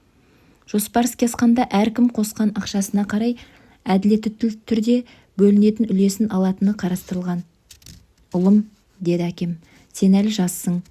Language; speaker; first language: Kazakh; native; Kazakh